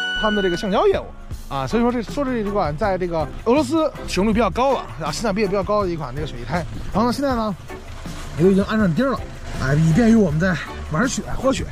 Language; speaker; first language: Chinese; native; Chinese